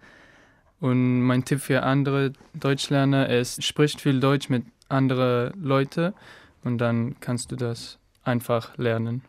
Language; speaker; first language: German; non-native, learner; Spanish